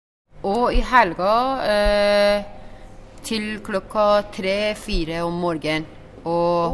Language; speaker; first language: Norwegian; non-native, learner; Persian